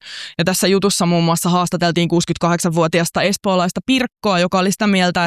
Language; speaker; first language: Finnish; native; Finnish